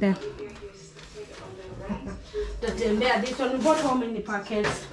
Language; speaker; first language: English; non-native, local second language; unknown